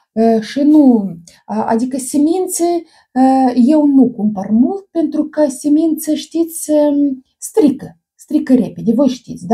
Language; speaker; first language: Romanian; non-native, learner; Russian